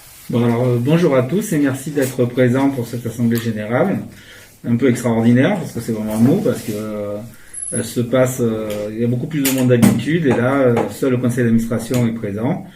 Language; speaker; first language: French; native; French